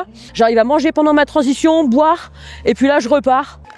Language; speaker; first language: French; native; French